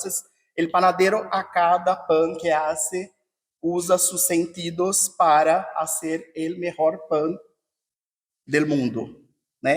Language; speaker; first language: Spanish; non-native, fluent; Portuguese